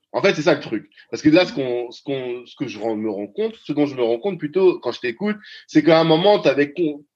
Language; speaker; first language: French; early bilingual, other home language; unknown